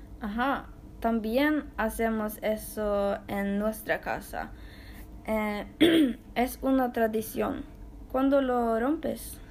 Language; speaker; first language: Spanish; non-native, learner; Norwegian